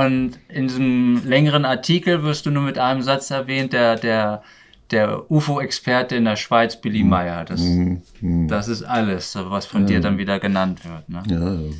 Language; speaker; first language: German; native; German